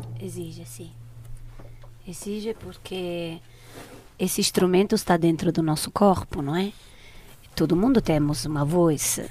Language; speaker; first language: Portuguese; non-native, fluent; Italian